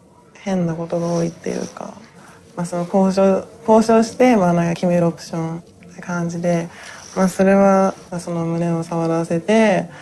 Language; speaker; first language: Japanese; native; Japanese